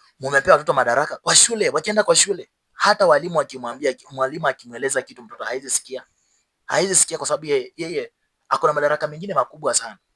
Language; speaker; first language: Swahili; native; Swahili